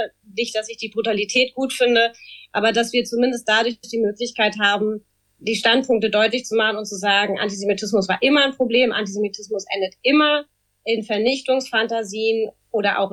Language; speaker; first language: German; native; German